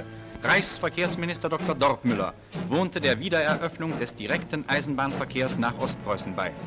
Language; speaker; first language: German; native; German